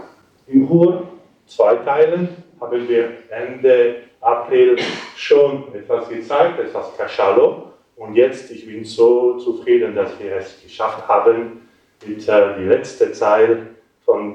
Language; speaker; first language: German; non-native, local second language; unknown